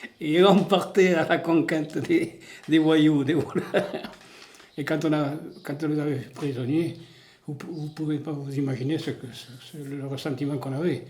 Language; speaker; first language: French; native; French